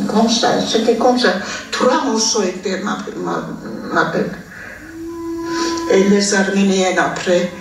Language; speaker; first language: French; non-native, fluent; Armenian